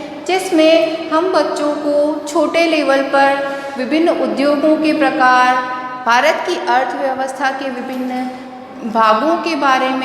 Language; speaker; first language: Hindi; native; Hindi